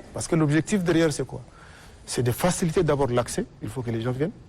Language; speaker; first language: French; non-native, local second language; Arabic